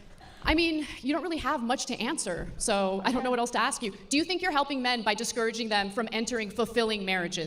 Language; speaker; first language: English; native; English